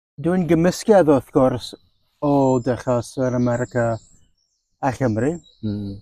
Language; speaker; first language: Welsh; non-native, fluent; English